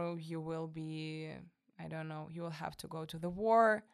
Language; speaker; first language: English; non-native, fluent; Russian